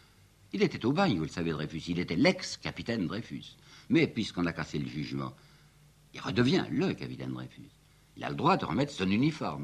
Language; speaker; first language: French; native; French